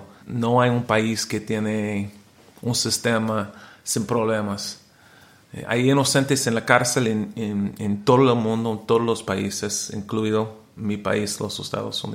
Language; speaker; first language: Spanish; non-native, learner; English